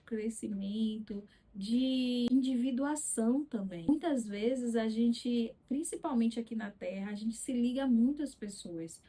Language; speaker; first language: Portuguese; native; Portuguese